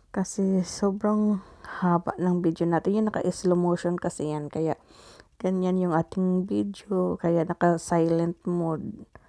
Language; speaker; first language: Filipino; non-native, local second language; Cebuano